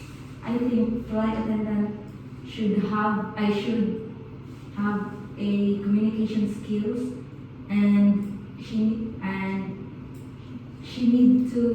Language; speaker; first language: English; non-native, learner; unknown